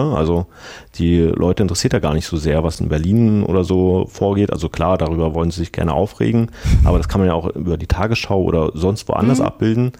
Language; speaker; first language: German; native; German